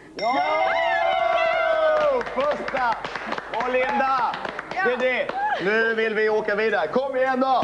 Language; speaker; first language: Swedish; native; Swedish